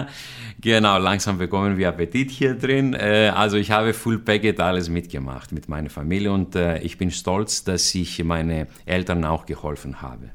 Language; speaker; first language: German; non-native, fluent; Greek